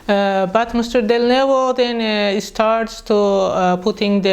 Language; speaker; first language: English; non-native, learner; Persian